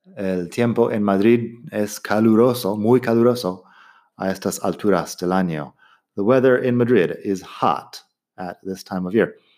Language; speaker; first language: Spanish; non-native, fluent; English